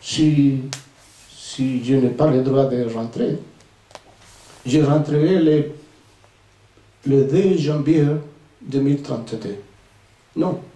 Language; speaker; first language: French; non-native, fluent; Spanish